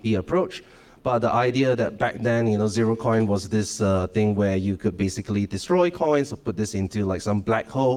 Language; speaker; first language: English; non-native, local second language; Cantonese